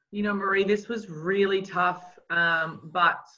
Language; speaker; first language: English; native; English